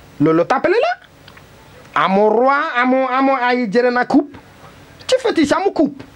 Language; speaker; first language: Wolof; non-native, learner; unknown